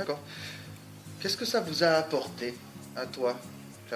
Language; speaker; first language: French; native; French